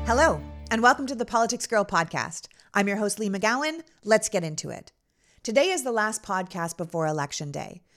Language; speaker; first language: English; native; English